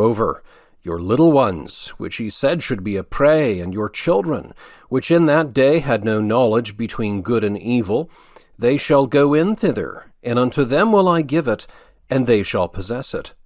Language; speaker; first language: English; native; English